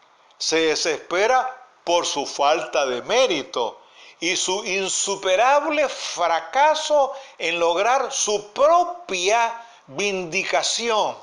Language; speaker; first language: Spanish; native; Spanish